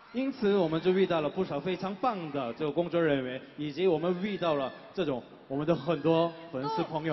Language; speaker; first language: Chinese; non-native, fluent; Korean